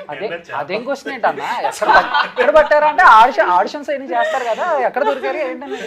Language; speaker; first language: Telugu; native; Telugu